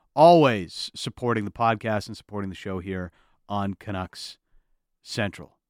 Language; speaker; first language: English; early bilingual, other home language; Italian